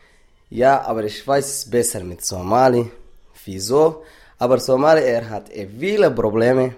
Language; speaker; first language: German; non-native, learner; Somali